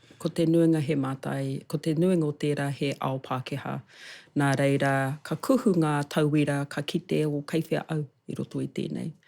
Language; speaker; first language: Māori; non-native, local second language; English